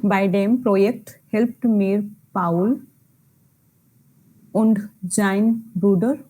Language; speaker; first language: German; non-native, learner; Hindi